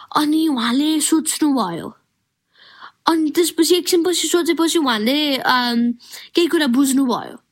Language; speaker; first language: Nepali; early bilingual, heritage; Nepali